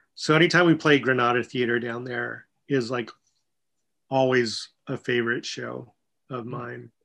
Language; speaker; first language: English; native; English